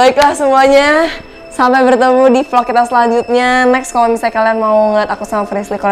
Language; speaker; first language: Indonesian; native; Indonesian